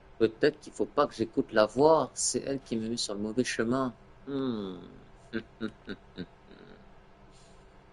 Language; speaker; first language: French; native; French